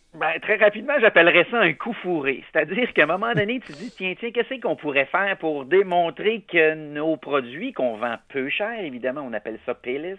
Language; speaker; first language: French; native; French